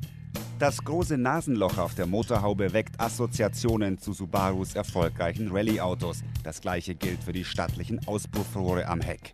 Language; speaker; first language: German; native; German